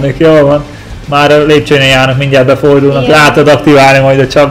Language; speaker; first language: Hungarian; native; Hungarian